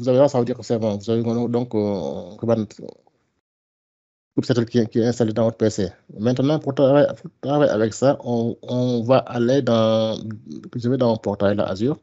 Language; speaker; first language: French; non-native, local second language; Wolof